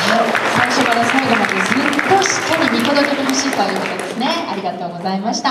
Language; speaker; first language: Japanese; native; Japanese